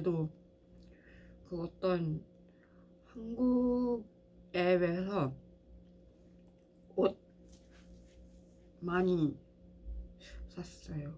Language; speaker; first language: Korean; non-native, learner; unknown